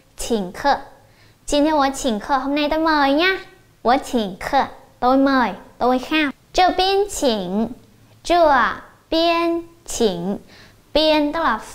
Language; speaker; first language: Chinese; non-native, fluent; Vietnamese